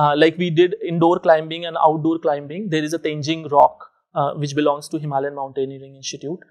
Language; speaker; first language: English; non-native, local second language; Hindi